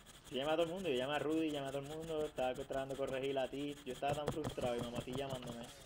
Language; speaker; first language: Spanish; native; Spanish